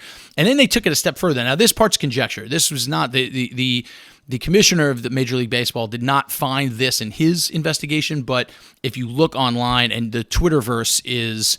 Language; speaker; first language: English; native; English